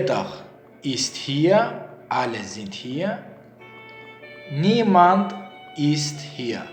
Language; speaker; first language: German; non-native, learner; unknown